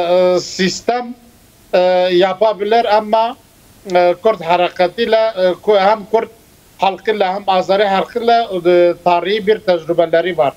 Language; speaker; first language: Turkish; non-native, fluent; Kurdish